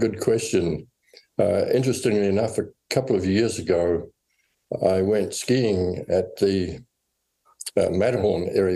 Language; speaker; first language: English; native; English